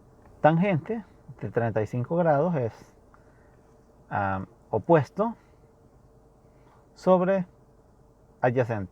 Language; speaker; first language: Spanish; native; Spanish